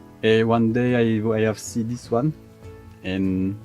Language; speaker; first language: English; non-native, learner; French